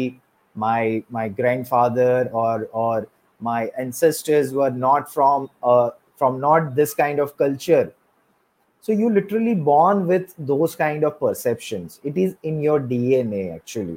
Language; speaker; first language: English; non-native, local second language; Gujarati